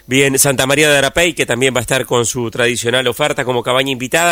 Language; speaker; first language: Spanish; native; Spanish